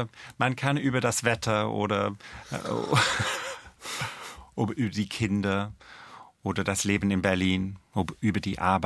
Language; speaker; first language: German; non-native, fluent; English